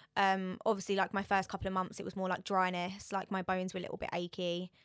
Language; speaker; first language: English; native; English